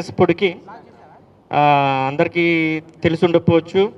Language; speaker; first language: Telugu; native; Telugu